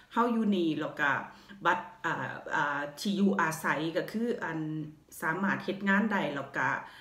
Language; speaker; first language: Thai; native; Thai